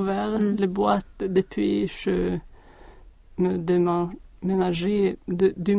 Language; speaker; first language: French; non-native, learner; Swedish